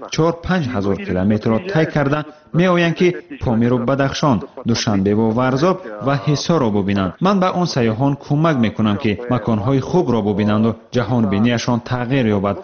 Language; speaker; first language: Tajik; native; Tajik